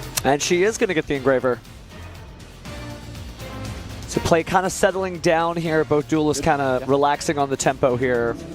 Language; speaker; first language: English; native; English